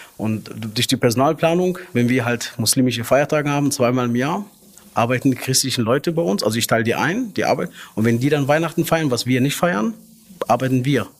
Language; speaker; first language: German; early bilingual, other home language; Arabic